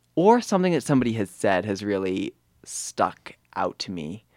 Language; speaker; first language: English; native; English